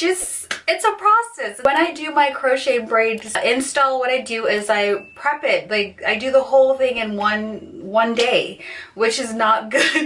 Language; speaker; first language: English; native; English